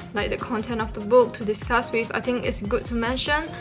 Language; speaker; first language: English; non-native, local second language; Chinese